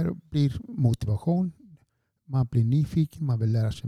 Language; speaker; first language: Swedish; non-native, fluent; Icelandic